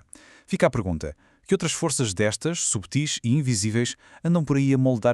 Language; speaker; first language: Portuguese; native; Portuguese